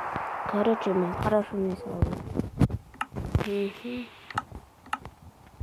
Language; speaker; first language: Russian; non-native, local second language; Kazakh